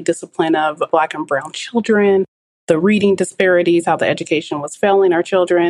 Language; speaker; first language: English; native; English